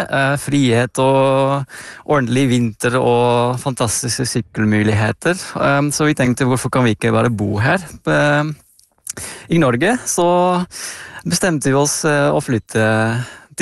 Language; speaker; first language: Norwegian; non-native, fluent; Dutch